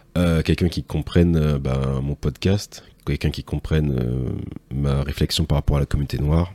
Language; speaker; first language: French; native; French